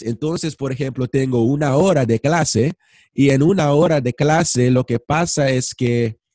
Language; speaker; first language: Spanish; non-native, fluent; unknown